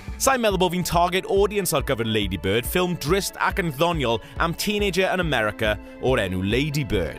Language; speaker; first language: Welsh; native; Welsh